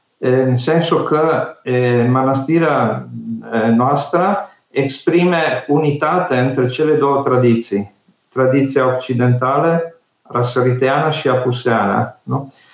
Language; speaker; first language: Romanian; non-native, fluent; Italian